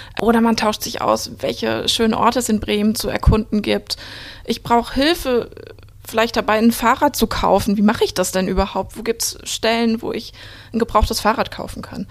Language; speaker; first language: German; native; German